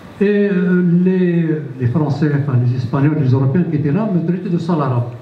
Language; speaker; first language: French; non-native, local second language; Berber languages